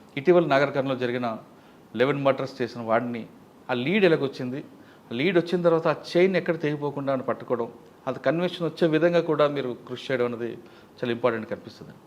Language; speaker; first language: Telugu; native; Telugu